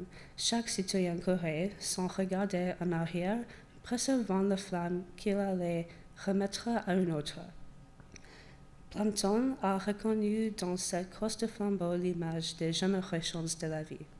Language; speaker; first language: French; non-native, learner; English